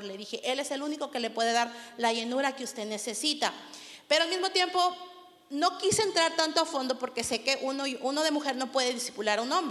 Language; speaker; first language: Spanish; native; Spanish